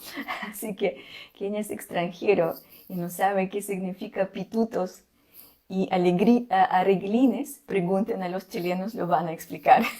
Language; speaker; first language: Spanish; non-native, fluent; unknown